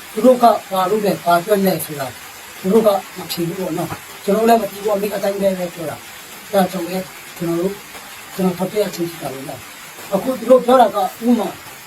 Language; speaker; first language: Burmese; non-native, local second language; Tedim Chin